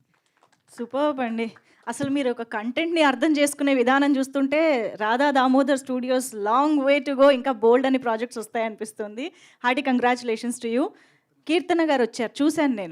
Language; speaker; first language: Telugu; native; Telugu